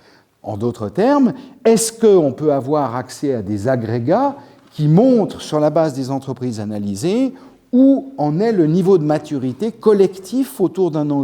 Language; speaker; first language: French; native; French